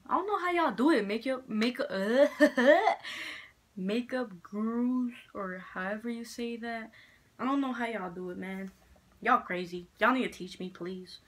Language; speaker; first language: English; native; English